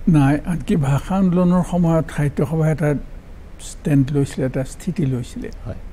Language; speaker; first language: Assamese; native; Assamese